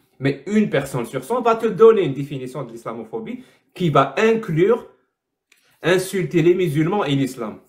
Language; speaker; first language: French; non-native, local second language; Arabic